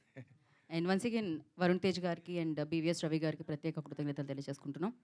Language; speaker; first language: Telugu; native; Telugu